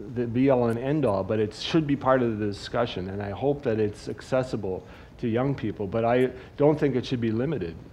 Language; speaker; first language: English; native; English